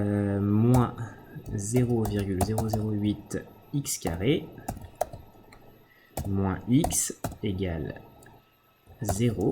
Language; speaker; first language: French; native; French